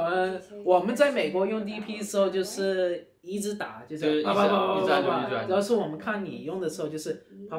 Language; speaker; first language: Chinese; early bilingual, heritage; Chinese